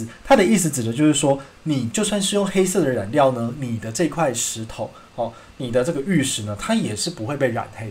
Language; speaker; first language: Chinese; native; Chinese